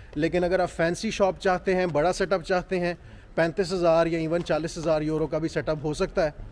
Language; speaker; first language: Hindi; non-native, local second language; Punjabi